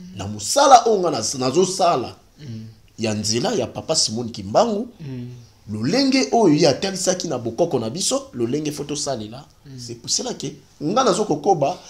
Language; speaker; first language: Lingala; non-native, local second language; Kongo